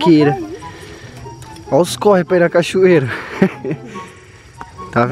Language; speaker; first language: Portuguese; native; Portuguese